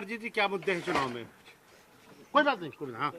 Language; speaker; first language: Hindi; native; Hindi